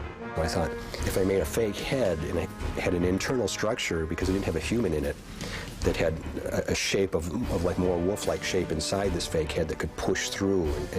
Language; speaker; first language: English; native; English